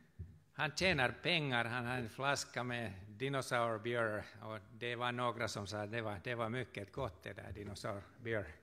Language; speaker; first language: Swedish; non-native, fluent; Finnish